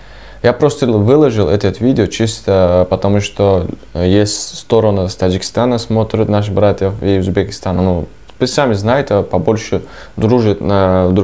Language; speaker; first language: Russian; non-native, fluent; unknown